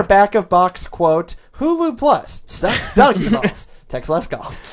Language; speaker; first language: English; native; English